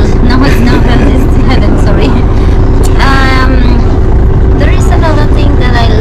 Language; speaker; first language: English; non-native, fluent; Spanish